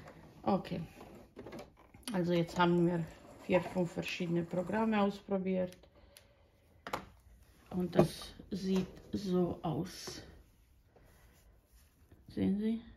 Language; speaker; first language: German; non-native, fluent; Croatian